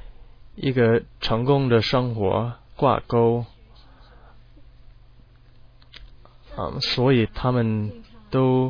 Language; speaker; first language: Chinese; non-native, learner; English